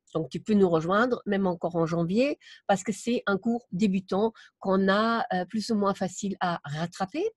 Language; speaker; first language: French; non-native, fluent; German